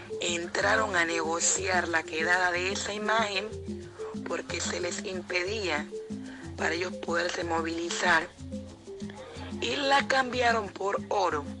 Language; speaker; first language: Spanish; native; Spanish